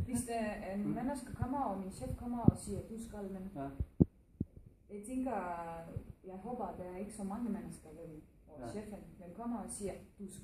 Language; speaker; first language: Danish; non-native, learner; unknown